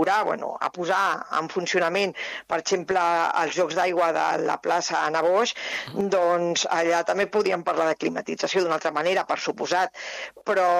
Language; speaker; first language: Catalan; native; Catalan